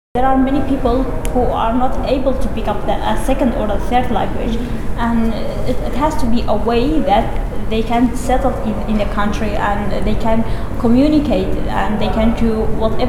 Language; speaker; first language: English; non-native, fluent; Kurdish